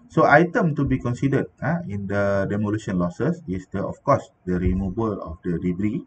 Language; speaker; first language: English; non-native, local second language; Malay